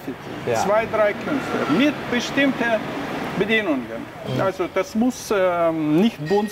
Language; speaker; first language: German; non-native, learner; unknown